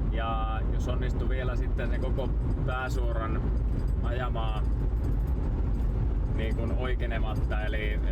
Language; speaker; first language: Finnish; native; Finnish